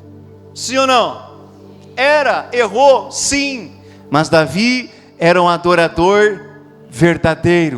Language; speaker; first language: Portuguese; native; Portuguese